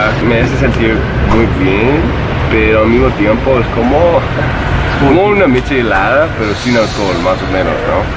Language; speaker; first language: Spanish; non-native, fluent; English